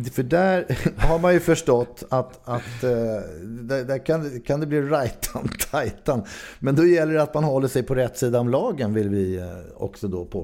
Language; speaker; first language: Swedish; native; Swedish